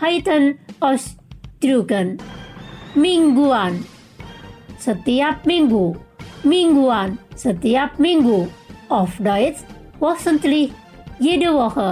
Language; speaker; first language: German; non-native, fluent; Indonesian